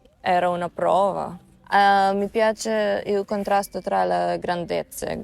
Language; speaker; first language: Italian; non-native, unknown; Macedonian